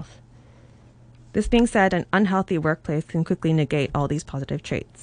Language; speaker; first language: English; non-native, local second language; Cantonese